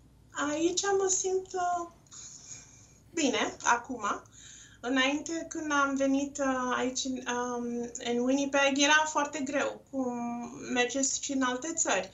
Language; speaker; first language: Romanian; non-native, local second language; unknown